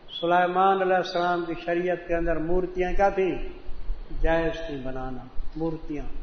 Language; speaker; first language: Urdu; non-native, local second language; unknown